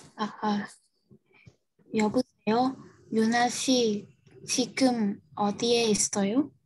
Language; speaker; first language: Korean; non-native, learner; Vietnamese